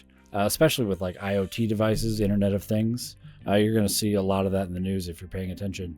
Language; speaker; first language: English; native; English